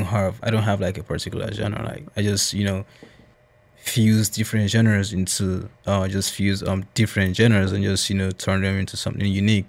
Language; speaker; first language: English; non-native, local second language; Esan